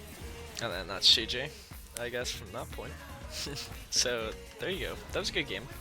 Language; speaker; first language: English; native; English